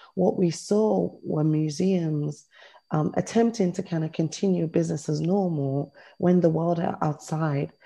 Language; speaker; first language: English; native; English